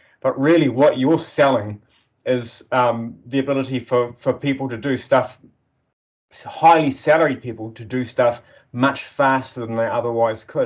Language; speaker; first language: English; native; English